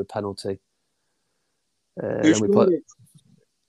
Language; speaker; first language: English; native; English